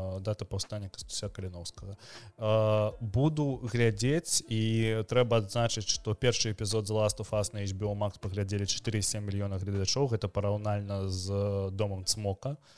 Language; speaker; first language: Belarusian; non-native, local second language; Russian